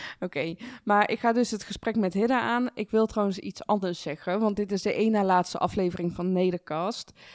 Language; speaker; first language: Dutch; early bilingual, other home language; Persian